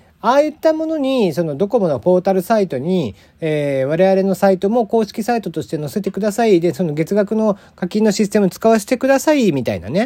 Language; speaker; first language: Japanese; native; Japanese